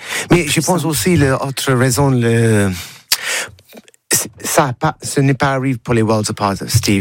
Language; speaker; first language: French; non-native, learner; English